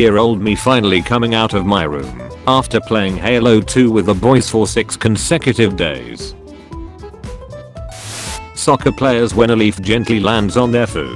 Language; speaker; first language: English; native; English